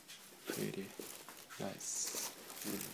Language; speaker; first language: English; non-native, learner; Japanese